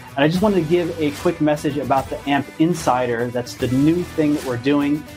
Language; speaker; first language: English; native; English